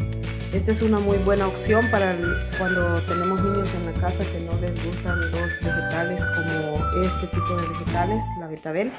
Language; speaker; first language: Spanish; native; Spanish